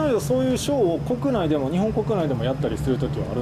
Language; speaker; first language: Japanese; native; Japanese